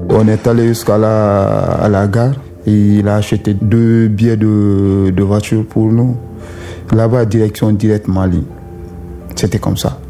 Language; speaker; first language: French; non-native, local second language; Susu